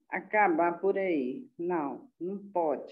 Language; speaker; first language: Portuguese; non-native, local second language; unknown